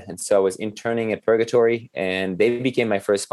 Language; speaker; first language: English; non-native, fluent; French